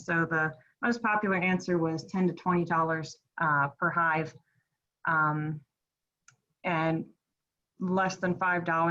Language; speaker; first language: English; native; English